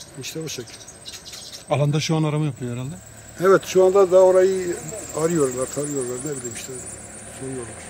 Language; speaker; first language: Turkish; native; Turkish